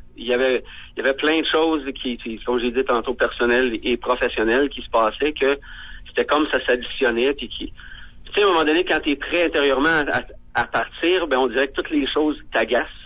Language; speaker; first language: French; native; French